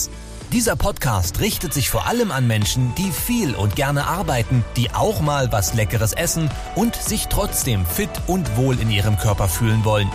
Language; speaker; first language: German; native; German